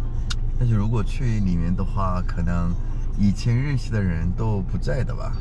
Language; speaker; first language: Chinese; non-native, fluent; Korean